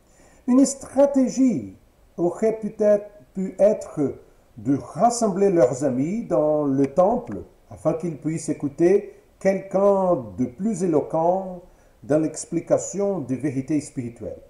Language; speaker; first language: French; non-native, fluent; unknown